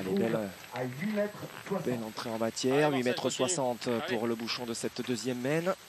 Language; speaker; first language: French; native; French